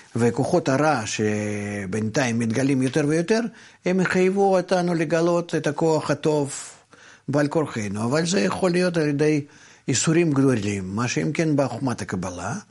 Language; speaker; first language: Hebrew; non-native, fluent; Russian